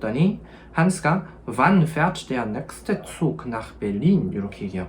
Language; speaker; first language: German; non-native, fluent; Korean